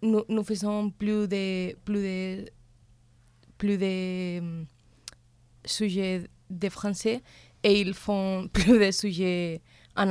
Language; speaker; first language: French; non-native, learner; Spanish